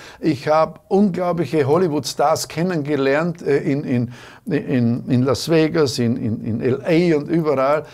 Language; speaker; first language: German; native; German